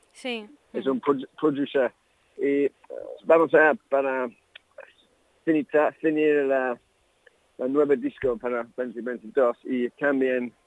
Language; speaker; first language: Spanish; non-native, learner; English